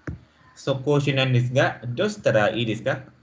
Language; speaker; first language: Japanese; non-native, fluent; Filipino